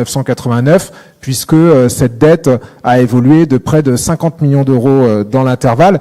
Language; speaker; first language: French; native; French